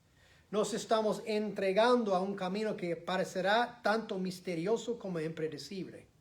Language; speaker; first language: Spanish; non-native, fluent; English